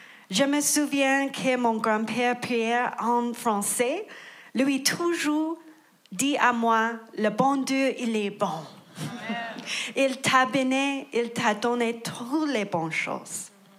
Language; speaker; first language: French; non-native, learner; English